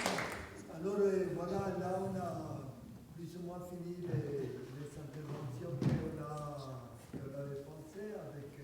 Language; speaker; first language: French; non-native, fluent; Spanish